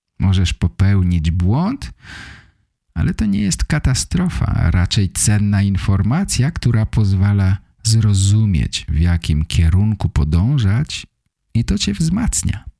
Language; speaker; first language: Polish; native; Polish